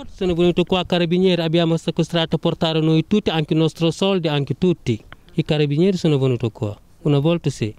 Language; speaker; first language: Italian; non-native, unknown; Wolof